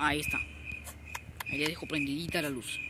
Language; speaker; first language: Spanish; native; Spanish